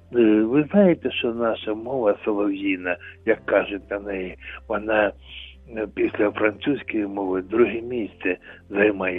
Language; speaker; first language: Ukrainian; non-native, local second language; Russian